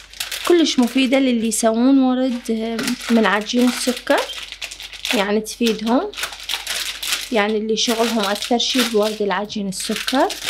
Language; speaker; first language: Arabic; native; Arabic